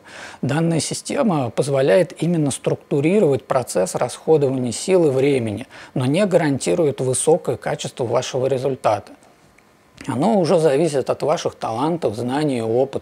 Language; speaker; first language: Russian; native; Russian